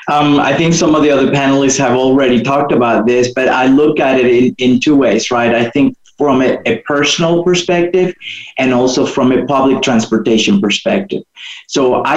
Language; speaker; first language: English; non-native, fluent; Spanish